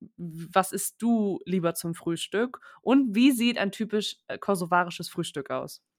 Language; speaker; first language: German; native; German